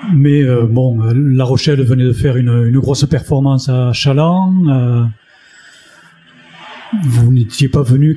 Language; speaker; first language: French; native; French